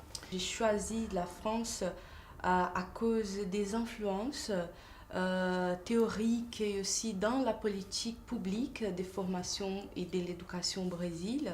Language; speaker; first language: French; non-native, fluent; Portuguese